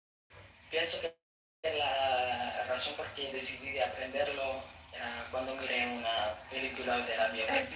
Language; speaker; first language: Spanish; non-native, learner; Filipino